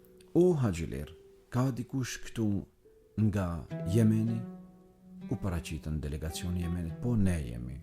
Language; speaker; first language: Albanian; native; Albanian